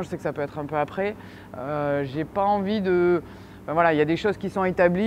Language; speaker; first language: French; native; French